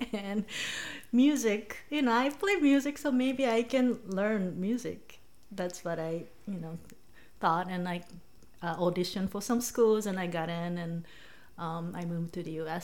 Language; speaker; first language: English; non-native, fluent; Japanese